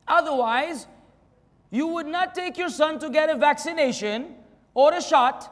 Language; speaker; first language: English; non-native, fluent; Arabic